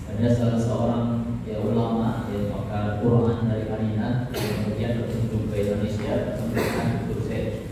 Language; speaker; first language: Indonesian; native; Indonesian